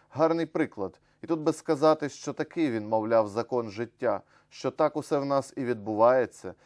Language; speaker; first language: Ukrainian; native; Ukrainian